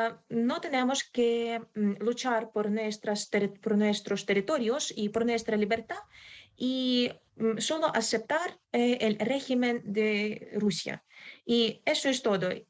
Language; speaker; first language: Spanish; non-native, learner; Ukrainian